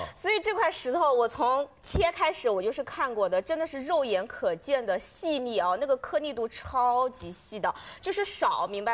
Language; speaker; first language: Chinese; native; Chinese